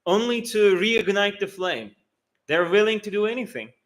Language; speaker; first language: English; non-native, fluent; Turkish